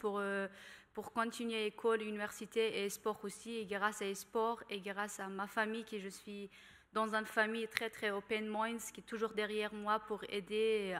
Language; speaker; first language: French; non-native, learner; Persian